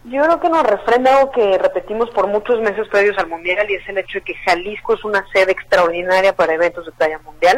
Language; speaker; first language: Spanish; native; Spanish